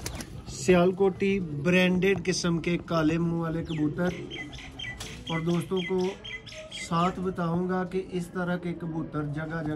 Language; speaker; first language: Hindi; non-native, local second language; Punjabi